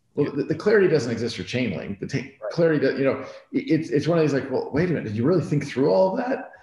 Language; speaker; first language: English; native; English